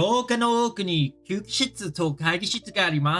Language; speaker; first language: Japanese; non-native, learner; English